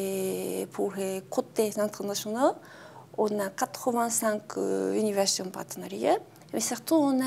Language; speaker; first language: French; non-native, fluent; Japanese